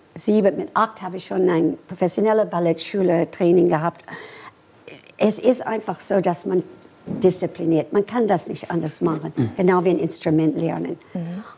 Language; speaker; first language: German; non-native, fluent; English